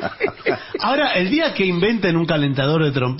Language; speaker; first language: Spanish; native; Spanish